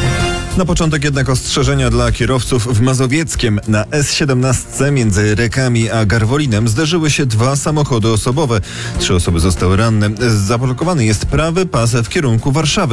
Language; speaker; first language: Polish; native; Polish